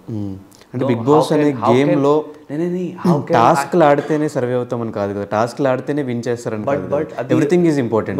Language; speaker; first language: Telugu; native; Telugu